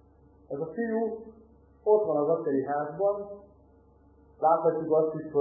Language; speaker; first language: Hungarian; native; Hungarian